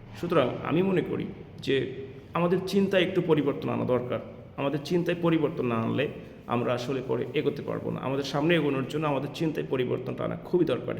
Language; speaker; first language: Bangla; native; Bangla